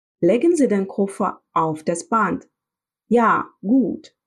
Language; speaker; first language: German; non-native, fluent; Russian